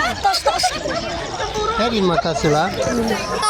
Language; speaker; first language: Indonesian; non-native, learner; Turkish